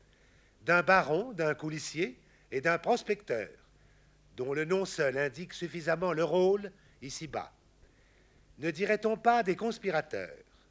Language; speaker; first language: French; native; French